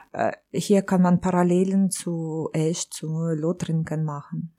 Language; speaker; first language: German; non-native, fluent; Ukrainian